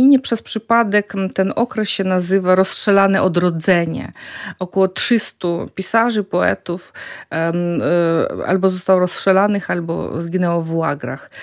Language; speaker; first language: Polish; non-native, fluent; Ukrainian